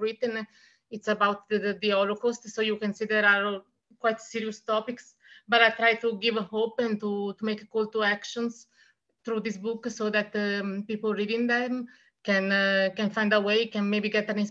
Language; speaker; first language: English; non-native, fluent; Italian